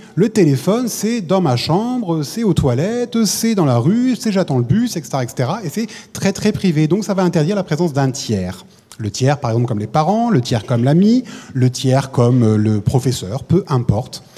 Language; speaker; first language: French; native; French